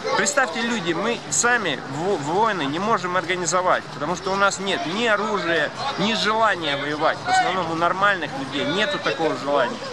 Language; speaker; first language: Russian; non-native, local second language; Latvian